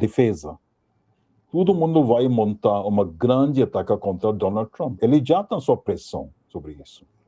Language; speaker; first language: Portuguese; non-native, fluent; Hindi